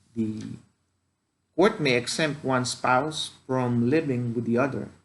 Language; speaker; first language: English; non-native, local second language; Filipino